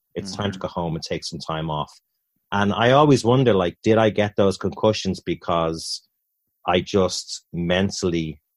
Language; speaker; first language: English; native; English